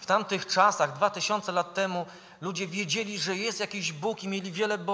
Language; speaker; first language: Polish; native; Polish